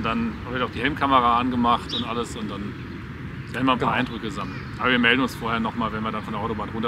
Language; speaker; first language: German; native; German